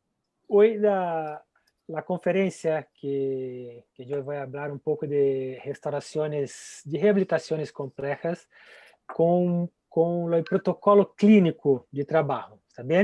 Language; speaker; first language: Spanish; non-native, fluent; Portuguese